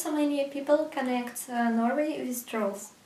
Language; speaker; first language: English; non-native, learner; Russian